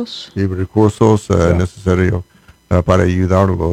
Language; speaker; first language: Spanish; non-native, learner; English